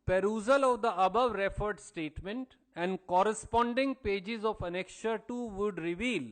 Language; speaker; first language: English; non-native, local second language; Hindi